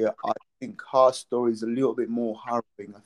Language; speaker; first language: English; non-native, local second language; Nyanja